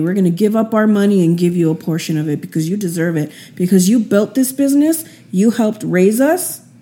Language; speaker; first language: English; early bilingual, other home language; Spanish